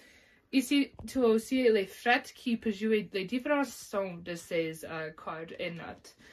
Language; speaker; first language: French; non-native, learner; English